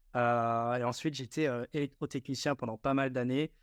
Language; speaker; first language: French; native; French